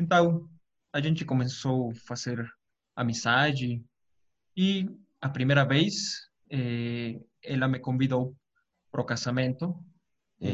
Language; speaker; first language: Portuguese; non-native, fluent; Spanish